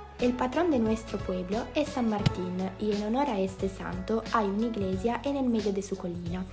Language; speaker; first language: Spanish; non-native, learner; Italian